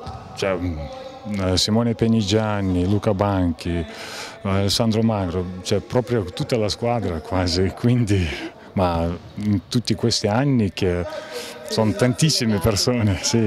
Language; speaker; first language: Italian; non-native, fluent; Lithuanian